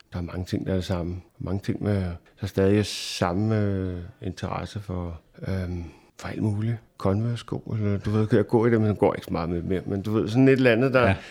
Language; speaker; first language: Danish; native; Danish